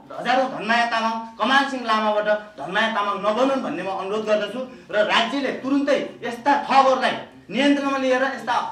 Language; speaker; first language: Nepali; native; Nepali